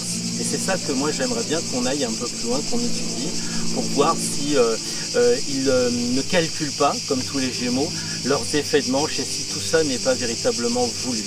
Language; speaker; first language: French; native; French